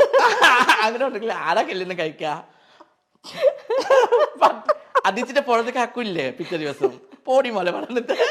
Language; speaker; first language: Malayalam; non-native, fluent; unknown